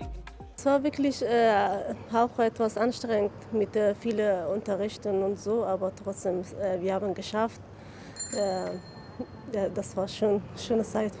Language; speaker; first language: German; non-native, learner; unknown